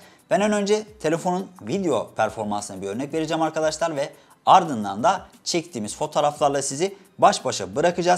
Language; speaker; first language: Turkish; native; Turkish